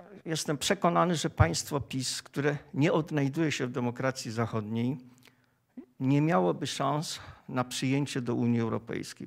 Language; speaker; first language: Polish; native; Polish